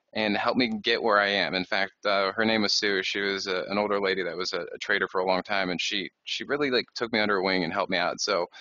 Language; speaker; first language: English; native; English